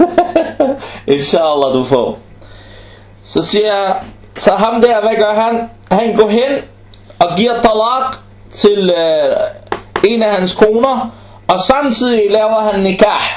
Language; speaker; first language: Danish; non-native, fluent; Arabic